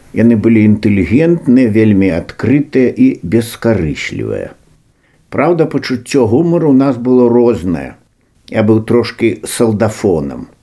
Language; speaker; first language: Belarusian; native; Belarusian